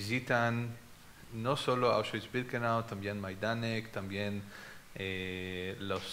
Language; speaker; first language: Spanish; non-native, fluent; Hebrew